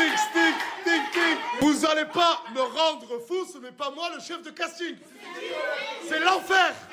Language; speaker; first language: French; native; French